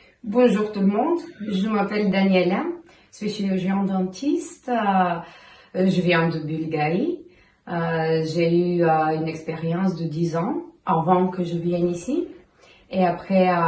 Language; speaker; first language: French; non-native, fluent; Bulgarian